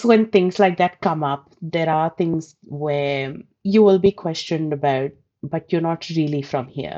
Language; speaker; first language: English; non-native, local second language; Telugu